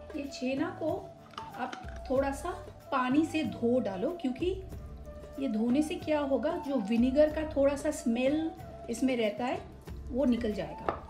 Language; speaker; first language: Hindi; non-native, local second language; Bangla